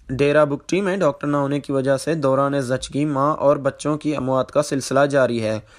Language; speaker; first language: Urdu; non-native, local second language; Baluchi